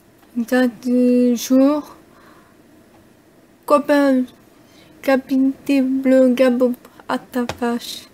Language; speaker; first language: French; non-native, learner; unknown